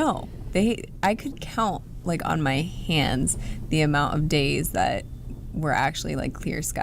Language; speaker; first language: English; native; English